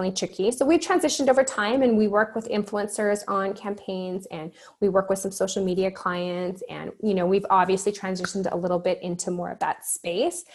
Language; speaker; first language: English; native; English